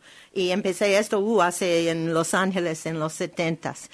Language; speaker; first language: Spanish; non-native, learner; English